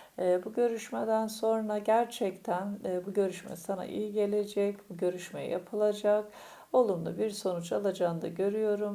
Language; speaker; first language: Turkish; native; Turkish